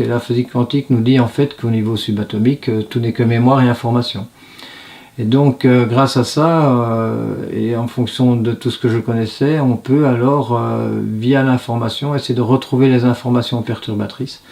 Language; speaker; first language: French; native; French